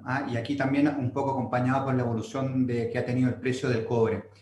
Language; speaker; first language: Spanish; native; Spanish